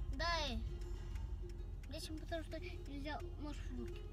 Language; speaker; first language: Russian; early bilingual, heritage; Russian